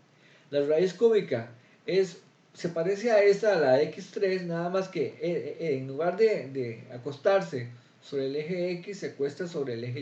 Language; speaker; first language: Spanish; native; Spanish